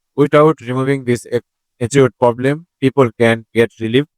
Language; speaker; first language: English; non-native, local second language; Bangla